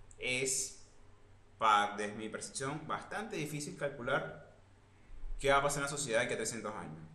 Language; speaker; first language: Spanish; native; Spanish